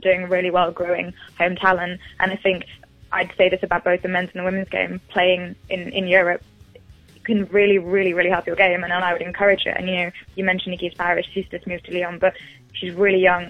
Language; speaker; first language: English; native; English